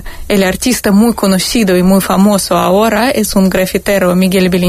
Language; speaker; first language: Spanish; non-native, fluent; Russian